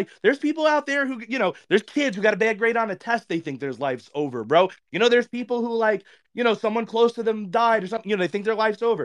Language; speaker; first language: English; native; English